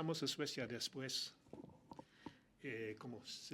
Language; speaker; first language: Spanish; non-native, learner; Swedish